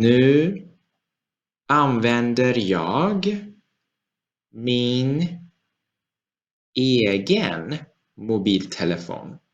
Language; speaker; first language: Swedish; non-native, fluent; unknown